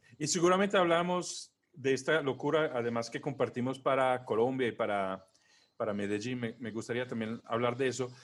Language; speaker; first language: Spanish; non-native, fluent; Italian